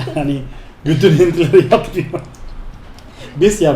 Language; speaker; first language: Turkish; non-native, fluent; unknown